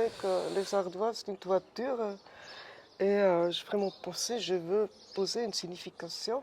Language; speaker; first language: French; non-native, fluent; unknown